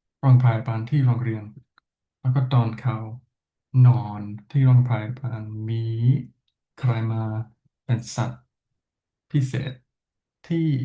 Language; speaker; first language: Thai; non-native, fluent; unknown